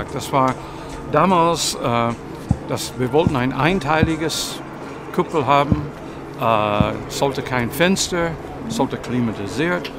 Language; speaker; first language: German; non-native, fluent; English